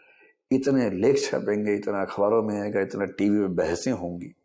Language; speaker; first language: Hindi; native; Hindi